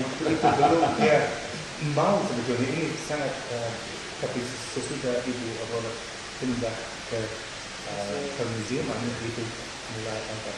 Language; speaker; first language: Indonesian; non-native, fluent; English